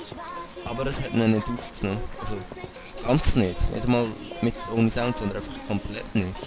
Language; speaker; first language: German; native; German